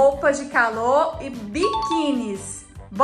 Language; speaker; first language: Portuguese; native; Portuguese